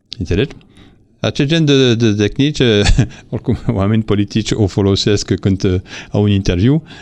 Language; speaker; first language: Romanian; non-native, fluent; French